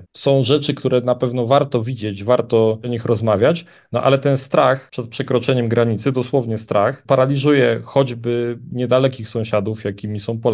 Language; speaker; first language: Polish; native; Polish